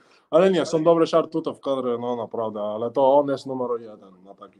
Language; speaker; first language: Polish; non-native, learner; Spanish